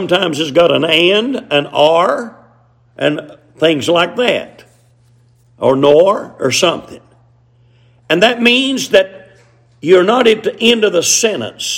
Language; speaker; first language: English; native; English